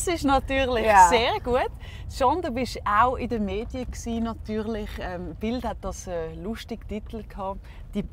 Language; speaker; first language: German; native; German